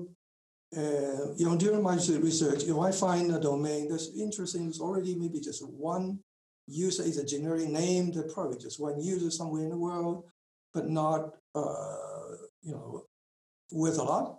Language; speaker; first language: English; non-native, local second language; Cantonese